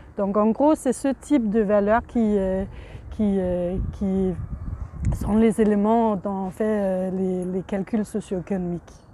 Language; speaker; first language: French; non-native, fluent; Danish